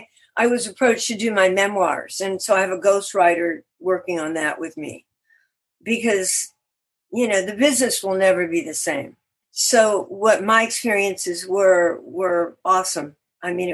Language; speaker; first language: English; native; English